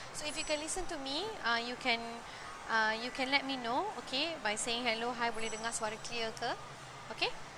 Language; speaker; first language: English; non-native, local second language; Malay